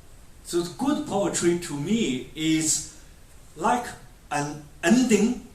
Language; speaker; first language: English; non-native, fluent; Chinese